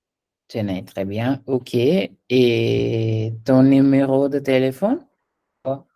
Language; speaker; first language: French; non-native, fluent; Hindi